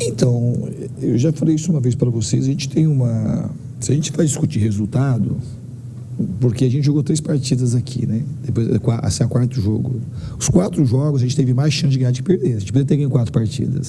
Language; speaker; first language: Portuguese; native; Portuguese